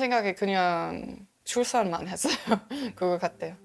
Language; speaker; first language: Korean; non-native, learner; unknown